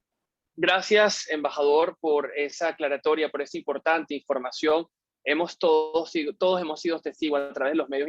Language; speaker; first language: Spanish; native; Spanish